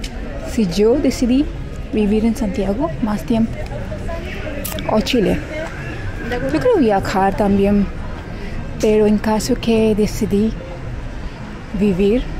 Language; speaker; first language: Spanish; non-native, learner; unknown